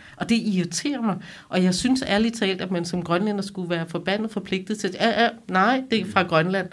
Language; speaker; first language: Danish; non-native, local second language; Kalaallisut